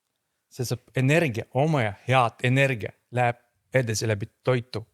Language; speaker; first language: Estonian; non-native, fluent; Russian